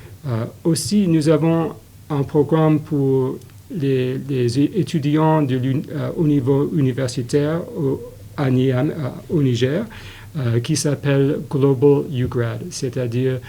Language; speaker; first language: French; non-native, fluent; English